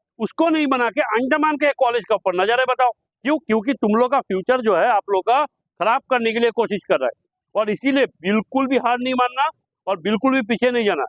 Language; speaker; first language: Hindi; non-native, local second language; Bangla